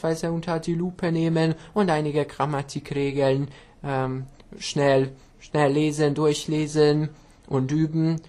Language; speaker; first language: German; non-native, fluent; Hungarian